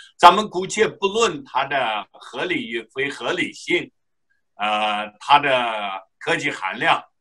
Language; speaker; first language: Chinese; non-native, local second language; Uyghur